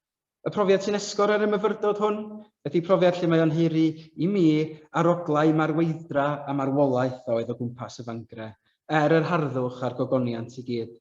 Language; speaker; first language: Welsh; native; Welsh